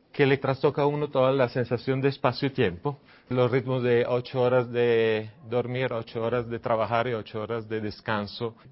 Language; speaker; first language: Spanish; non-native, fluent; Italian